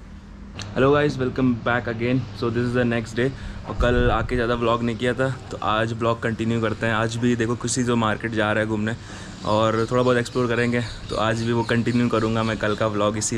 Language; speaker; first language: Hindi; native; Hindi